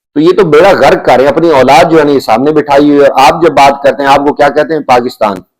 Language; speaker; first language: Urdu; non-native, local second language; Punjabi